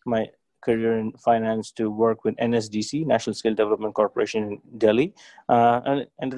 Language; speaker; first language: English; non-native, local second language; Tamil